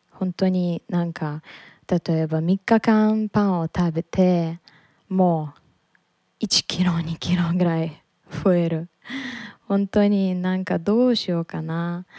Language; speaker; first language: Japanese; non-native, learner; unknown